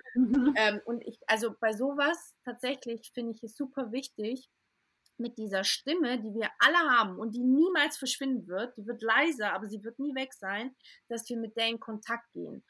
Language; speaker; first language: German; early bilingual, other home language; Portuguese